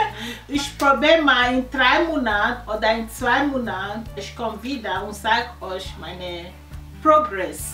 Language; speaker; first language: German; non-native, learner; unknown